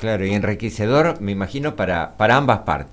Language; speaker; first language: Spanish; native; Spanish